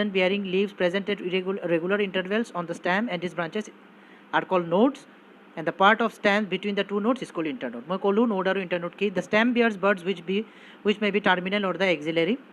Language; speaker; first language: English; non-native, local second language; Assamese